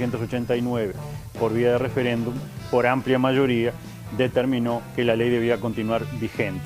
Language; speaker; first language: Spanish; native; Spanish